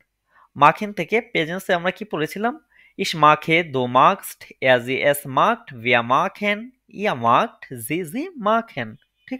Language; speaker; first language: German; non-native, fluent; Bangla